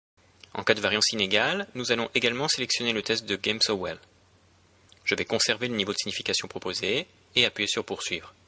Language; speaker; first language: French; native; French